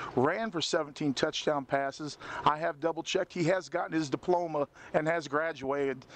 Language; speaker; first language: English; native; English